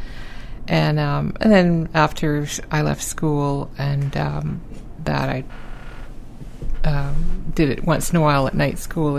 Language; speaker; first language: English; native; English